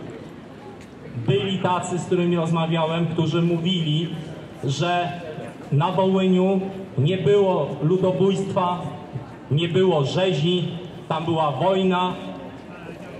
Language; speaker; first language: Polish; native; Polish